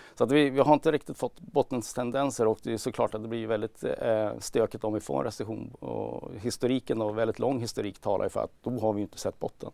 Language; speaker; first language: Swedish; native; Swedish